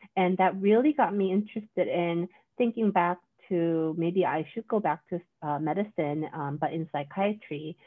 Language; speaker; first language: English; non-native, fluent; Korean